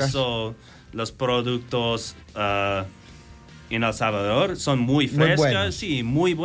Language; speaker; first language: Spanish; non-native, learner; English